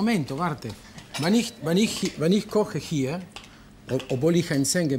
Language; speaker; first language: German; non-native, fluent; Spanish